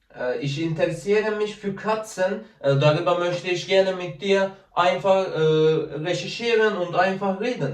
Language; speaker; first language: German; non-native, learner; Turkish